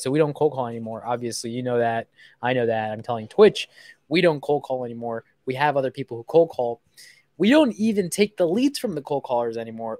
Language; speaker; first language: English; native; English